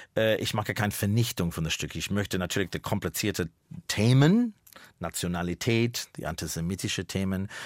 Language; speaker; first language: German; non-native, fluent; English